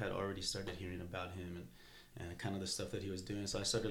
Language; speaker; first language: English; native; English